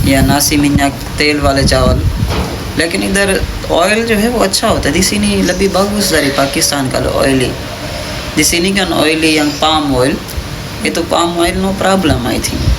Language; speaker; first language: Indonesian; non-native, learner; Urdu